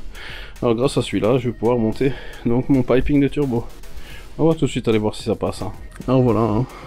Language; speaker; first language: French; native; French